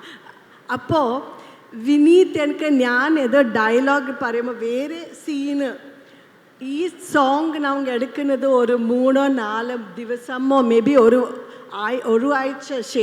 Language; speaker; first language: Malayalam; non-native, fluent; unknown